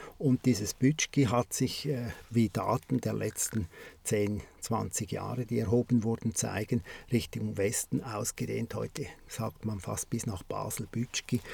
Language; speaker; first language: German; native; German